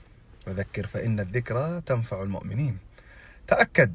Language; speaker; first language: Arabic; native; Arabic